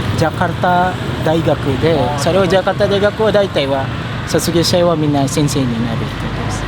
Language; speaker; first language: Japanese; non-native, fluent; Indonesian